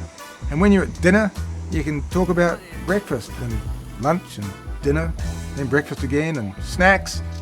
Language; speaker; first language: English; native; English